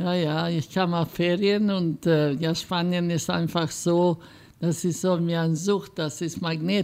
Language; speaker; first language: German; non-native, fluent; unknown